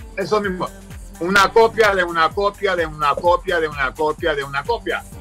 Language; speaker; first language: Spanish; early bilingual, heritage; Spanish